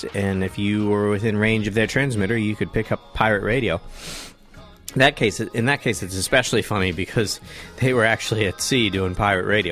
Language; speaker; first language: English; native; English